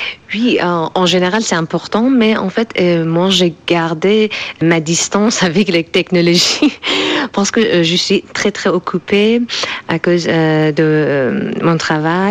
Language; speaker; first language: French; non-native, learner; Persian